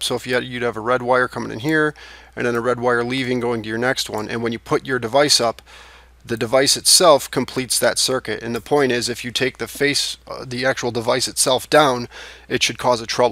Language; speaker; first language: English; native; English